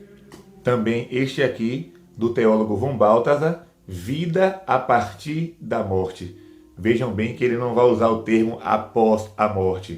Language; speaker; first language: Portuguese; native; Portuguese